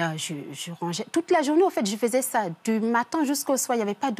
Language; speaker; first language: French; early bilingual, other home language; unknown